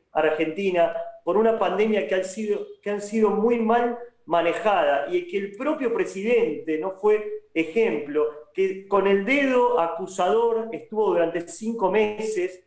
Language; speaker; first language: Spanish; native; Spanish